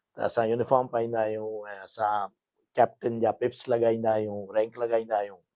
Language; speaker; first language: Sindhi; native; Sindhi